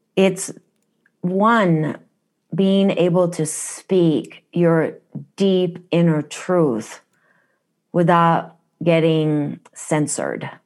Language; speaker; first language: English; non-native, fluent; Japanese